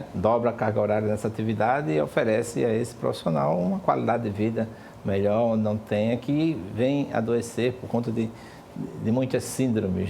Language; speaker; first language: Portuguese; native; Portuguese